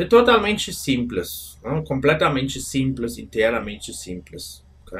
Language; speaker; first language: Portuguese; non-native, fluent; German